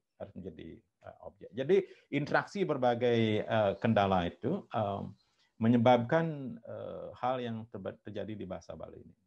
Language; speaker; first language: Indonesian; non-native, local second language; Balinese